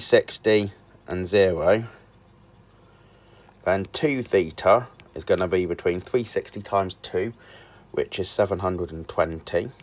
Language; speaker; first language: English; native; English